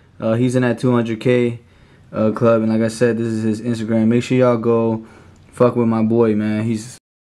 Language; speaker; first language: English; early bilingual, other home language; Spanish